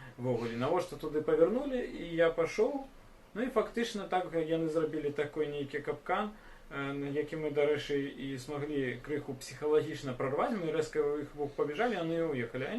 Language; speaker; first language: Belarusian; non-native, local second language; Russian